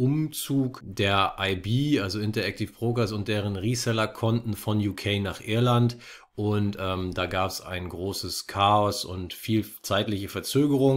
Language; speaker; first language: German; native; German